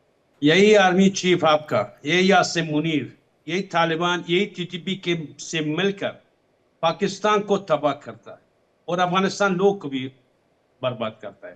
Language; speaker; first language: Hindi; non-native, fluent; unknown